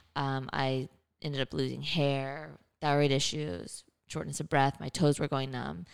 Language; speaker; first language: English; native; English